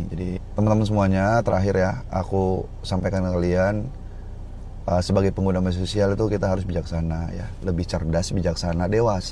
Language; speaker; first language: Indonesian; native; Indonesian